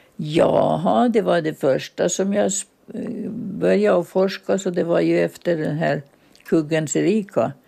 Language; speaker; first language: Swedish; native; Swedish